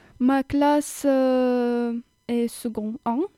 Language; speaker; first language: French; non-native, learner; Russian